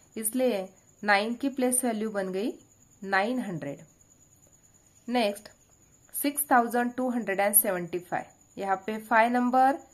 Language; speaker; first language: Hindi; non-native, local second language; Marathi